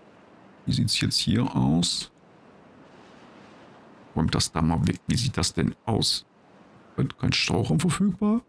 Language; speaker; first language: German; native; German